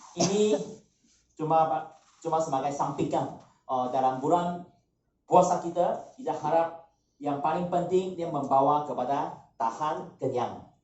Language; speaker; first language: Malay; non-native, local second language; Chinese